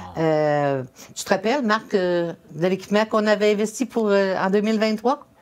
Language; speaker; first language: French; native; French